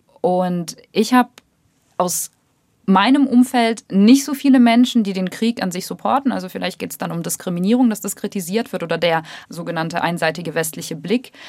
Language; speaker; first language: German; early bilingual, other home language; Russian